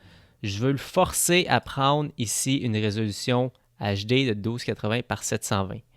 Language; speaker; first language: French; native; French